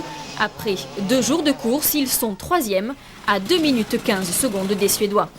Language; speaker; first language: French; native; French